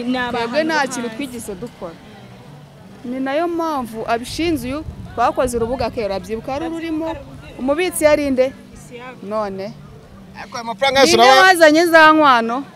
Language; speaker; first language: Kinyarwanda; native; Kinyarwanda